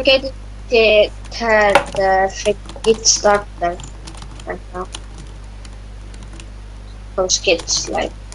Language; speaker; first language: English; non-native, learner; Estonian